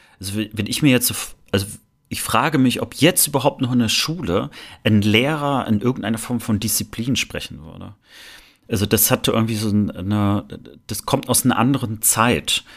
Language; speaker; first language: German; native; German